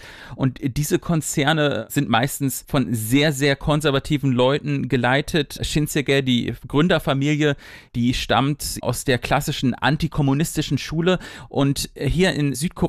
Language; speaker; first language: German; native; German